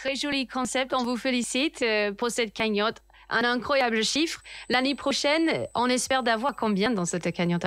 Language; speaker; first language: French; native; French